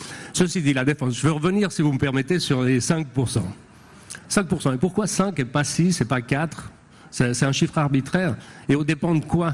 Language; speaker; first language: French; non-native, fluent; Spanish